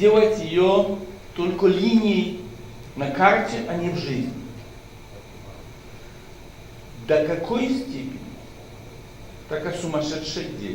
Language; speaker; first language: Russian; non-native, fluent; Polish